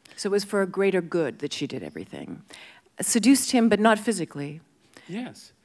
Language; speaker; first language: English; native; English